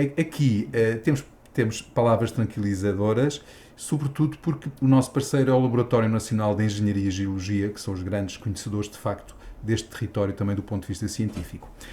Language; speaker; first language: Portuguese; native; Portuguese